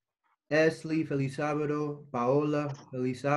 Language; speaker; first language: Spanish; non-native, learner; English